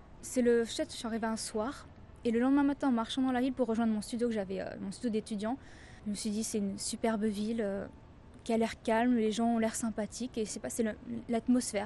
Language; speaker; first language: French; native; French